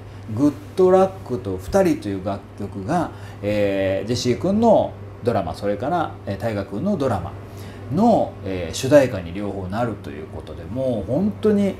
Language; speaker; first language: Japanese; native; Japanese